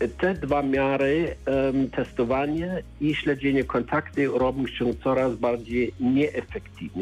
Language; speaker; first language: Polish; non-native, learner; German